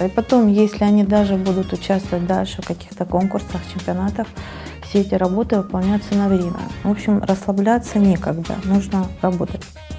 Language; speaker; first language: Russian; native; Russian